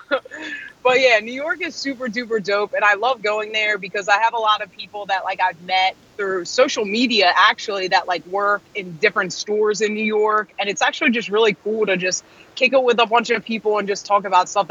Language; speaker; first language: English; native; English